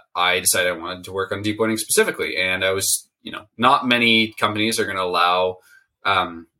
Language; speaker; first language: English; native; English